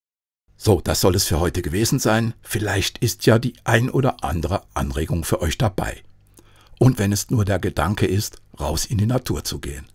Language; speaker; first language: German; native; German